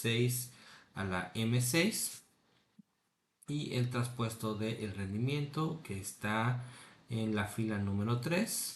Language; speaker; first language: Spanish; native; Spanish